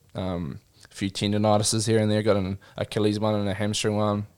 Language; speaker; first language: English; native; English